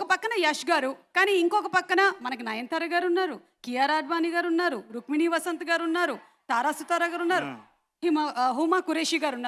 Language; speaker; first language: Telugu; native; Telugu